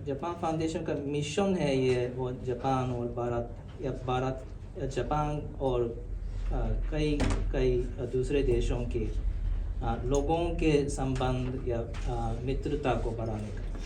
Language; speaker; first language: Hindi; non-native, fluent; Japanese